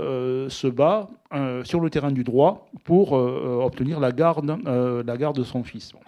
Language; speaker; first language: French; native; French